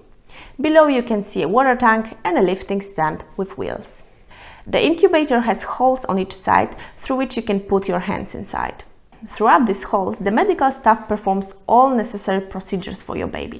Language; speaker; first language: English; non-native, fluent; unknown